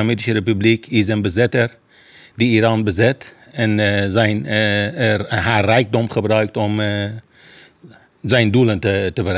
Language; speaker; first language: Dutch; non-native, fluent; Persian